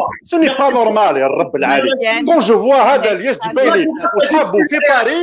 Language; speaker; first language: French; non-native, local second language; Kabyle